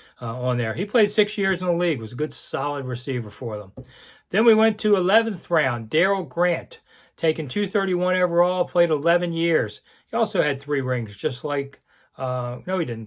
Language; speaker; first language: English; native; English